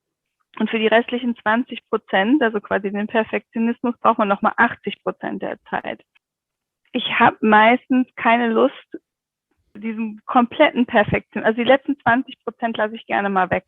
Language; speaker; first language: German; native; German